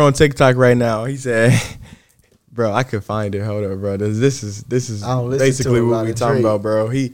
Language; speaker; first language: English; native; English